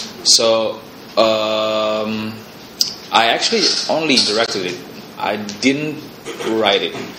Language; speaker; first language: English; non-native, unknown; Indonesian